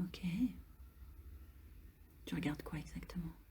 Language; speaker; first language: French; native; French